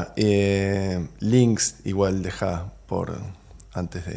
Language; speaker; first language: Spanish; native; Spanish